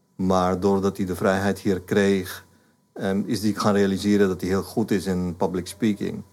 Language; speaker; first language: Dutch; non-native, fluent; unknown